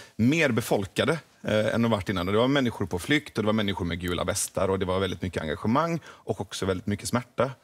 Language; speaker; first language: Swedish; early bilingual, other home language; Persian